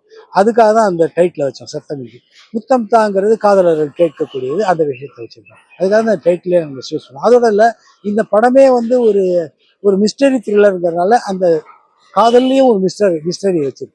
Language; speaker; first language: Tamil; native; Tamil